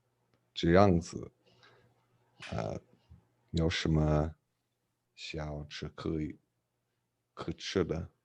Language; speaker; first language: Chinese; non-native, learner; English